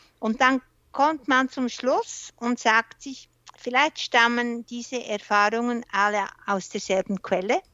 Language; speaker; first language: German; non-native, local second language; French